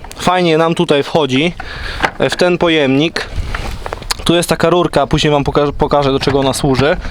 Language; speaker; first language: Polish; native; Polish